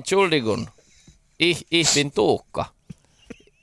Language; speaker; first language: German; non-native, learner; Finnish